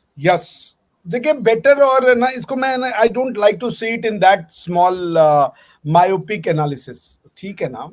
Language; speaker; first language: Hindi; native; Hindi